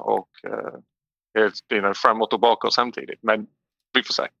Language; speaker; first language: Swedish; non-native, learner; English